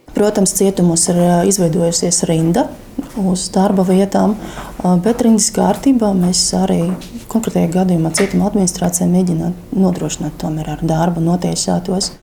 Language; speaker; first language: Latvian; non-native, local second language; Russian